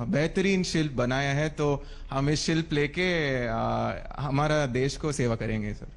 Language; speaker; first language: Hindi; non-native, local second language; Kannada